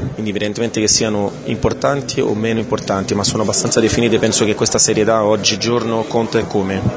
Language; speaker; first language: Italian; non-native, fluent; Portuguese